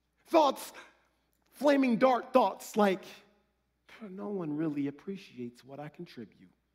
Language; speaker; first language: English; native; English